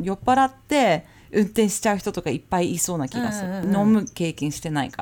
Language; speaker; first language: Japanese; early bilingual, heritage; Japanese